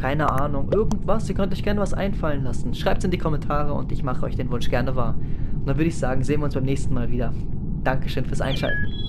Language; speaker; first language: German; native; German